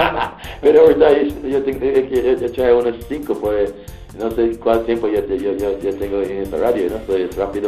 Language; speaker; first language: Spanish; non-native, learner; English